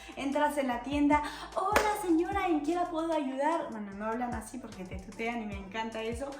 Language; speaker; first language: Spanish; non-native, fluent; French